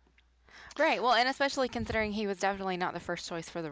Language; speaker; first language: English; native; English